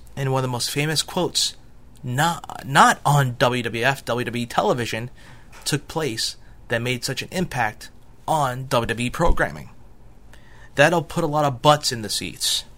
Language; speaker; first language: English; native; English